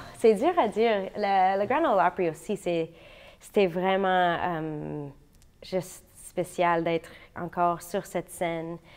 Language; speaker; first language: French; non-native, fluent; English